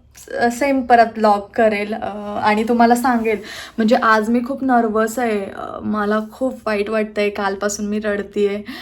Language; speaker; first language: Marathi; native; Marathi